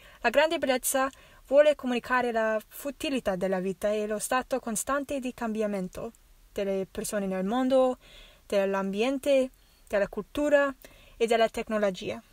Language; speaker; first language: Italian; non-native, learner; English